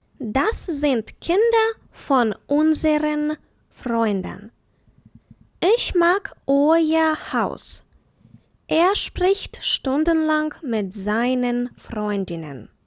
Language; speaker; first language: German; non-native, fluent; Ukrainian